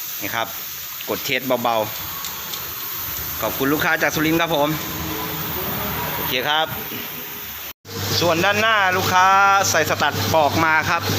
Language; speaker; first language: Thai; native; Thai